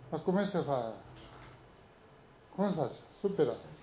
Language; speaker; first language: Italian; non-native, learner; Tibetan